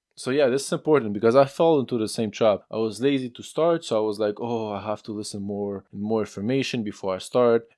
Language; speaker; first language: English; non-native, fluent; French